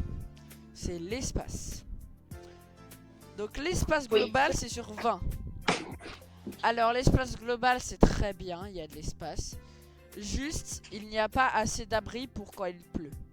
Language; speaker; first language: French; native; French